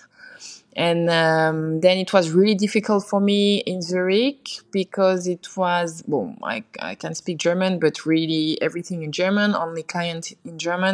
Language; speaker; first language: English; non-native, fluent; French